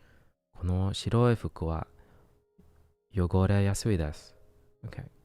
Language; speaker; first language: Japanese; non-native, learner; English